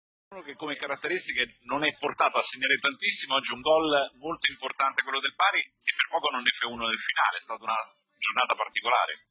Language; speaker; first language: Italian; native; Italian